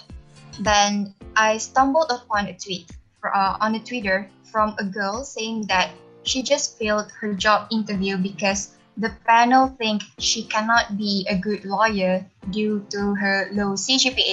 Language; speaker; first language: English; non-native, local second language; Malay